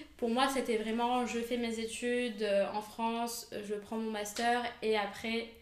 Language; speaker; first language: French; native; French